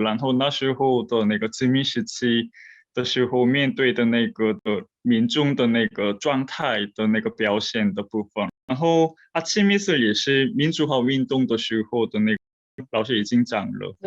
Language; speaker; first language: Chinese; non-native, fluent; Korean